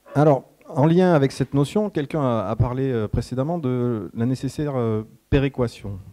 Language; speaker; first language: French; native; French